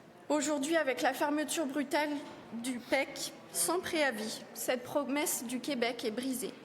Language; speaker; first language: French; native; French